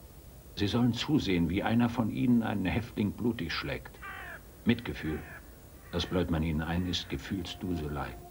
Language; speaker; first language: German; native; German